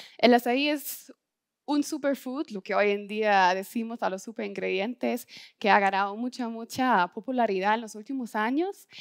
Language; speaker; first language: Spanish; non-native, fluent; German